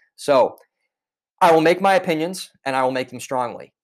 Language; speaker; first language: English; native; English